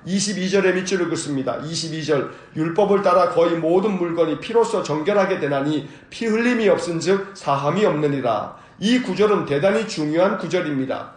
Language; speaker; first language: Korean; native; Korean